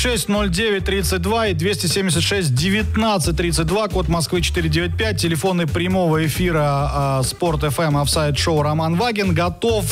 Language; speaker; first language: Russian; native; Russian